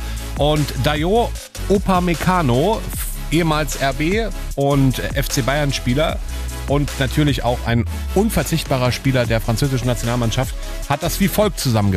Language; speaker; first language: German; native; German